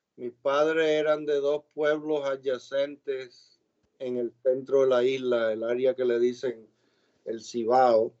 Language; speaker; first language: Spanish; native; Spanish